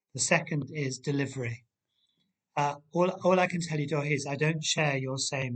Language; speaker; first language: English; native; English